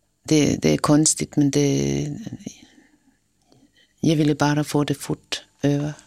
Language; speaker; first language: Swedish; non-native, fluent; Kalaallisut